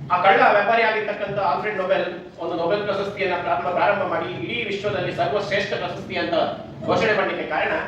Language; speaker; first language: Kannada; non-native, local second language; Kodava